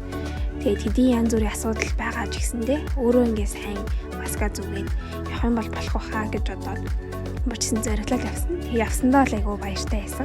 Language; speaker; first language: Mongolian; native; Mongolian